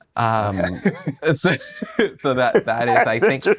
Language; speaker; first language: English; non-native, fluent; Spanish